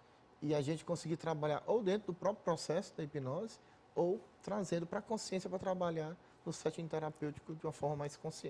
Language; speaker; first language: Portuguese; native; Portuguese